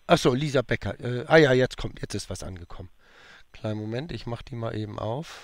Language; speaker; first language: German; native; German